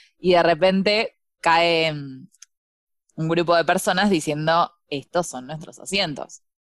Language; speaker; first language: Spanish; native; Spanish